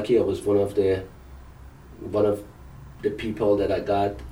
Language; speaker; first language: English; non-native, fluent; Persian